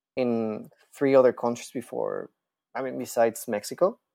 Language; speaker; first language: English; non-native, fluent; Spanish